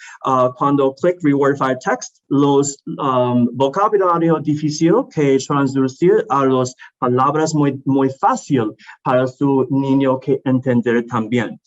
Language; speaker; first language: Spanish; non-native, learner; English